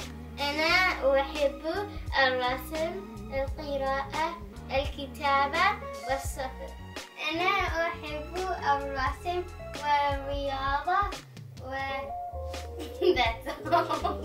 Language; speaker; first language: Arabic; non-native, learner; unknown